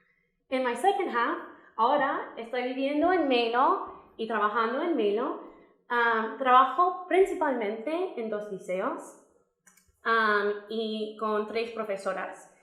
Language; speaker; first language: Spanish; non-native, fluent; English